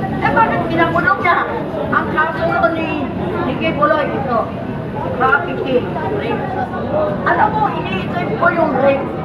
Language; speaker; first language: Filipino; non-native, local second language; Iloko